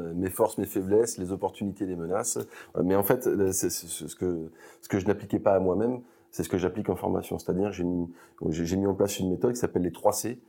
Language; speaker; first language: French; native; French